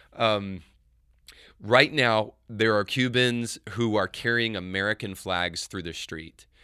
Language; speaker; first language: English; native; English